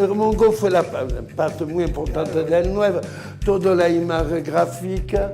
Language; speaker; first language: Spanish; non-native, fluent; French